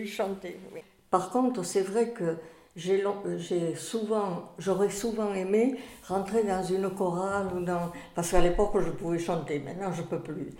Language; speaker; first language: French; native; French